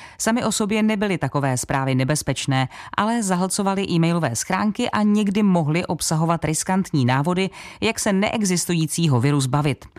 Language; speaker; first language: Czech; native; Czech